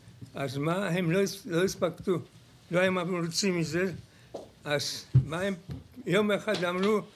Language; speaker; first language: Hebrew; non-native, fluent; Polish